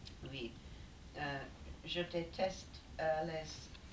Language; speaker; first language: French; non-native, learner; English